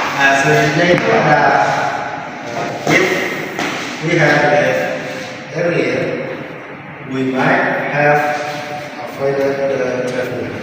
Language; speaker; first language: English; non-native, learner; Indonesian